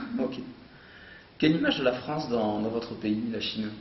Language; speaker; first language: French; native; French